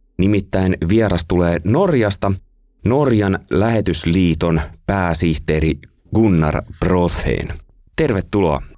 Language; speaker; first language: Finnish; native; Finnish